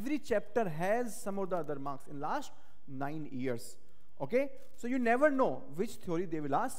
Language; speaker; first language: English; non-native, local second language; Hindi